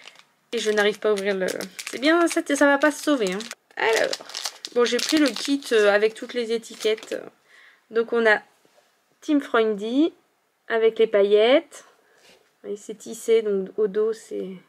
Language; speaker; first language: French; native; French